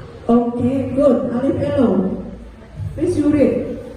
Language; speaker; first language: English; non-native, learner; Indonesian